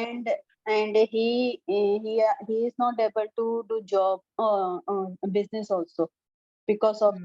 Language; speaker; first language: English; non-native, learner; Hindi